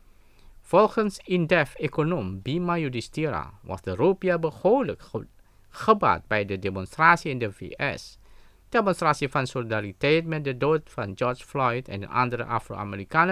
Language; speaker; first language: Dutch; non-native, fluent; Indonesian